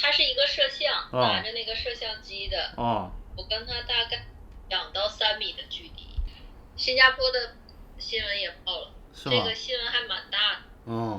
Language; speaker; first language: Chinese; native; Chinese